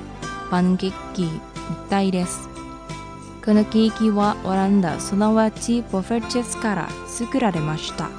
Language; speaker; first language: Japanese; non-native, fluent; Indonesian